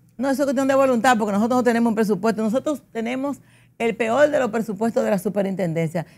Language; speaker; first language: Spanish; native; Spanish